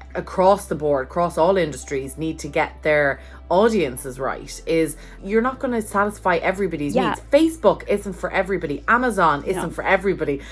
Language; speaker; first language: English; native; English